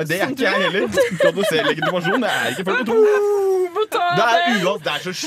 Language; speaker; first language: Norwegian; native; Norwegian